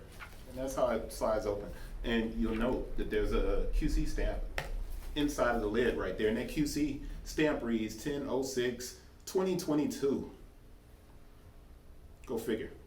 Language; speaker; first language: English; native; English